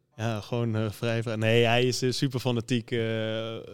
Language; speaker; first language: Dutch; native; Dutch